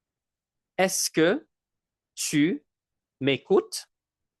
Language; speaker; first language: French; non-native, local second language; English